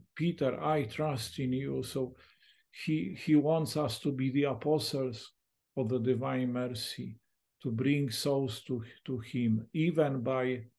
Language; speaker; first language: English; non-native, fluent; Polish